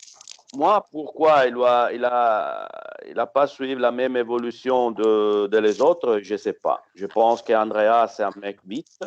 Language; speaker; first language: French; non-native, fluent; Italian